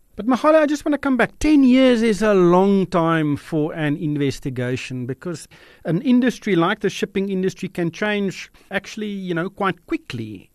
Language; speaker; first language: English; non-native, local second language; Afrikaans